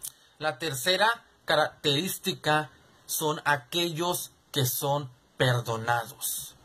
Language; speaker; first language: Spanish; native; Spanish